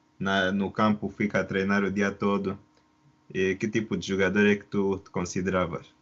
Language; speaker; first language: Portuguese; native; Portuguese